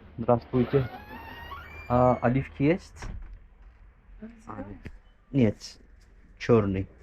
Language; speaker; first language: Russian; non-native, learner; Turkish